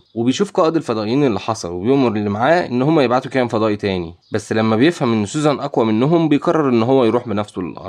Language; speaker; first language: Arabic; native; Arabic